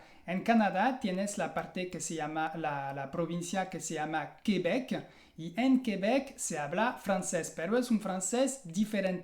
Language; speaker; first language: Spanish; non-native, fluent; French